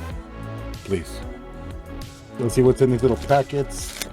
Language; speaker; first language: English; native; English